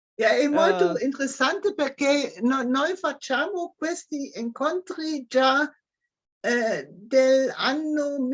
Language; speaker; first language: Italian; non-native, learner; German